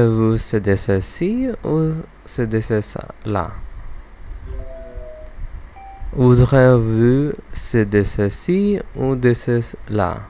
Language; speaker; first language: French; non-native, learner; English